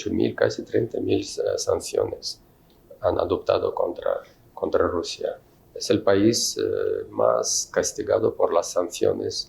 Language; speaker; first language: Spanish; non-native, fluent; Russian